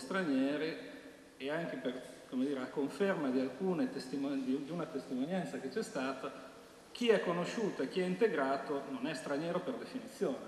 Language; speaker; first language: Italian; native; Italian